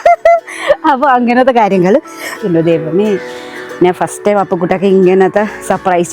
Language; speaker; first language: Malayalam; non-native, learner; Nepali